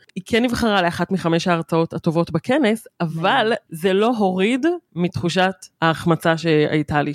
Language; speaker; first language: Hebrew; native; Hebrew